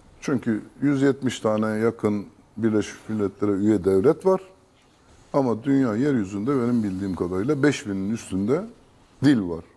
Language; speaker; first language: Turkish; non-native, local second language; Kurdish